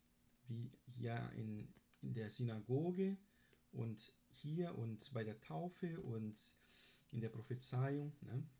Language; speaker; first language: German; non-native, fluent; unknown